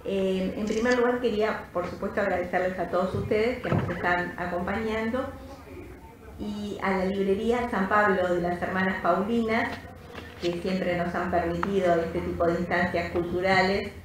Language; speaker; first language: Spanish; native; Spanish